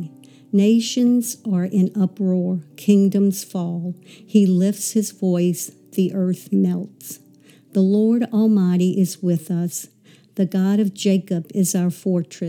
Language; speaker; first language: English; native; English